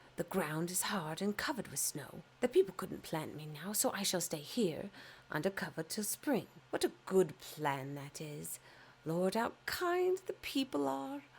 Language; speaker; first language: English; native; English